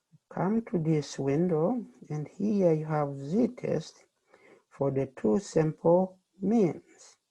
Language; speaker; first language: English; non-native, fluent; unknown